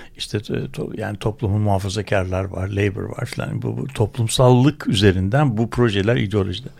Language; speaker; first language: Turkish; native; Turkish